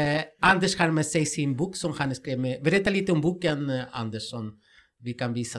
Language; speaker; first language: Swedish; non-native, fluent; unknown